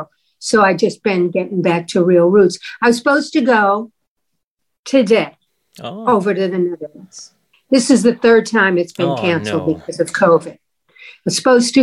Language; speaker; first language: English; native; English